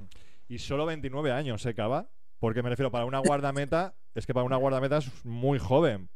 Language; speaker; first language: Spanish; native; Spanish